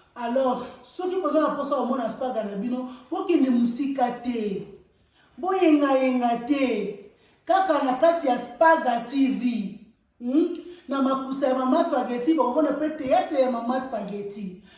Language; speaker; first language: Lingala; non-native, local second language; Mongo